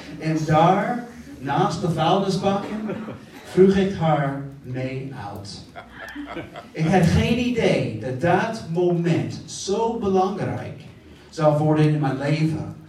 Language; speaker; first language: Dutch; non-native, fluent; English